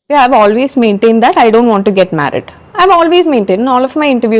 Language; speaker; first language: English; non-native, local second language; Malayalam